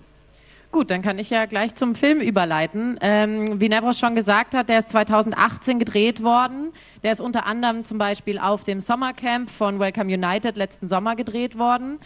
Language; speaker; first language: German; native; German